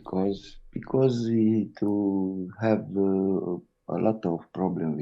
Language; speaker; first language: English; non-native, learner; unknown